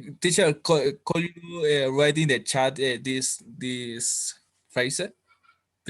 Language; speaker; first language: English; non-native, learner; Spanish